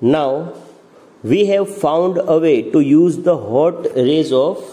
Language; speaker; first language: English; non-native, local second language; Gujarati